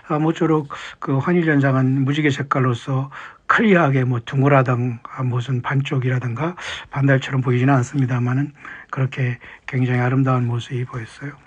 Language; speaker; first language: Korean; native; Korean